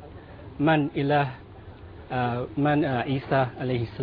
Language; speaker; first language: Arabic; non-native, learner; Filipino